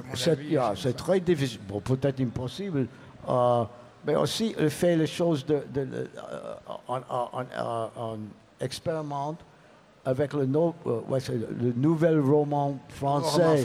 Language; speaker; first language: French; non-native, learner; English